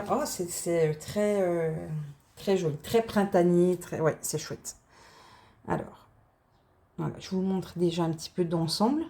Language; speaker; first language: French; native; French